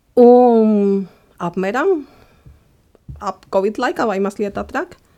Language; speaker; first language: Latvian; non-native, fluent; Spanish